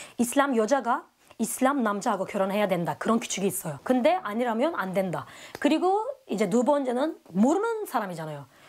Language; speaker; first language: Korean; non-native, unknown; Turkish